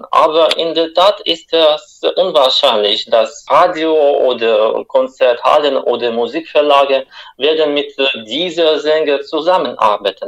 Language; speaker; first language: German; non-native, fluent; Russian